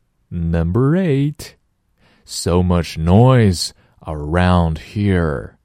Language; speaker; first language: English; non-native, fluent; Chinese